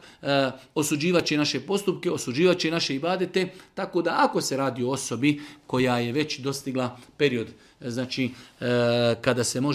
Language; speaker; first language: Croatian; native; Croatian